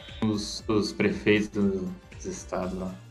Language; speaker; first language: Portuguese; native; Portuguese